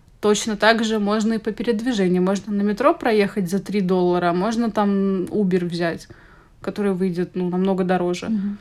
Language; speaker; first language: Russian; native; Russian